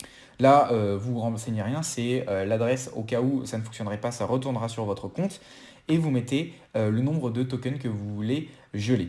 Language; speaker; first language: French; native; French